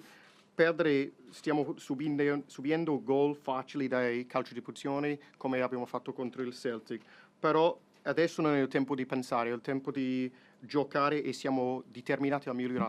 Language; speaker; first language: Italian; non-native, fluent; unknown